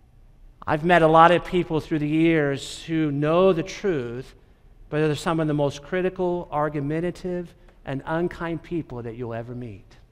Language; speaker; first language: English; native; English